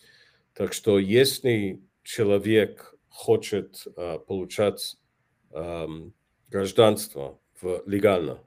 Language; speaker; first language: Russian; non-native, fluent; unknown